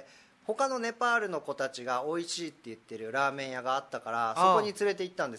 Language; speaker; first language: Japanese; native; Japanese